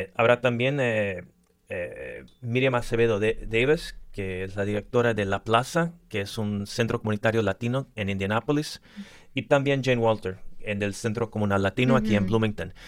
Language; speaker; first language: Spanish; early bilingual, other home language; English